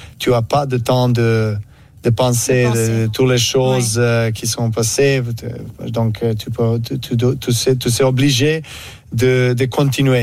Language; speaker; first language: French; non-native, learner; Serbian